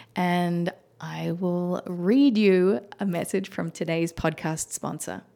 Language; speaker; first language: English; native; English